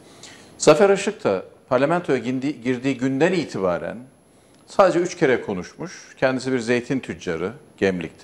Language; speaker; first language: Turkish; native; Turkish